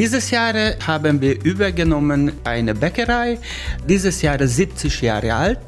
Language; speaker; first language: German; non-native, fluent; Hungarian